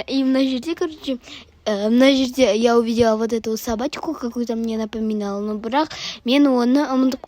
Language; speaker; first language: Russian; non-native, local second language; Kazakh